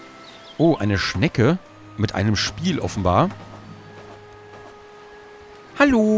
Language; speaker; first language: German; native; German